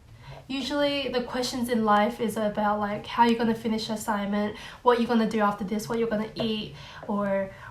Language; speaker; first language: English; non-native, fluent; Korean